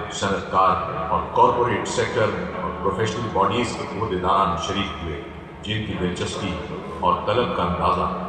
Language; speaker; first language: Urdu; native; Urdu